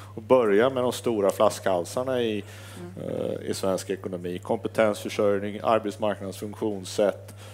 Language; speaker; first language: Swedish; native; Swedish